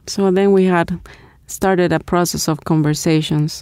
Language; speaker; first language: English; non-native, fluent; Spanish